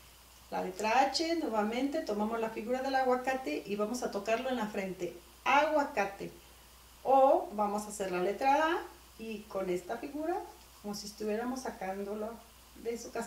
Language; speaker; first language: Spanish; native; Spanish